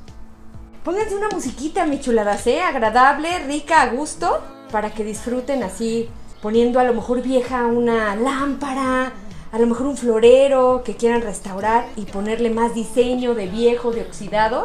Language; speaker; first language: Spanish; native; Spanish